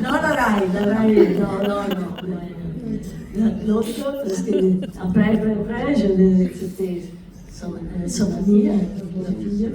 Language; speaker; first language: French; non-native, learner; Italian